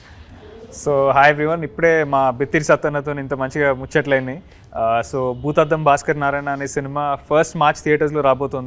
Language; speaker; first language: Telugu; native; Telugu